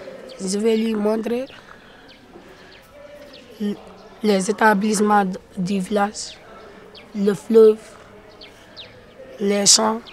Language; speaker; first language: French; non-native, local second language; Fula